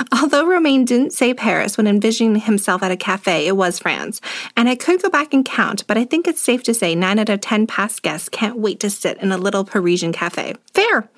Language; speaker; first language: English; native; English